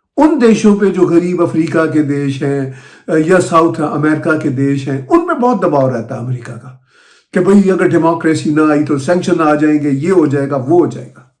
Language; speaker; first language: Urdu; non-native, local second language; Punjabi